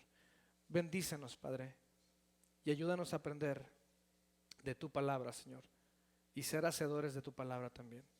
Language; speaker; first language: Spanish; native; Spanish